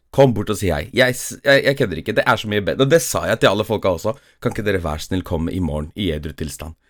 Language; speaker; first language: Norwegian; early bilingual, other home language; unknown